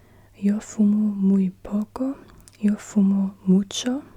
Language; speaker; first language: Spanish; non-native, learner; German